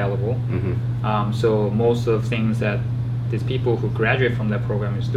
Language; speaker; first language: English; non-native, fluent; Korean